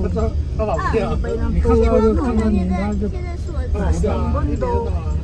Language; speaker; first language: Chinese; native; Chinese